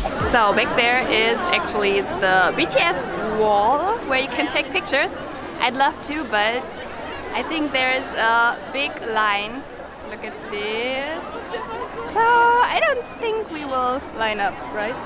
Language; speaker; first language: English; non-native, fluent; German